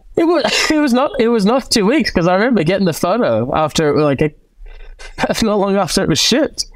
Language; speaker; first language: English; native; English